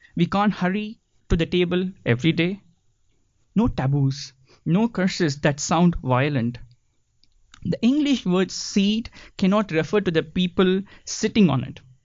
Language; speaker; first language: English; non-native, local second language; Tamil